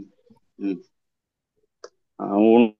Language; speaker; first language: German; non-native, learner; Bangla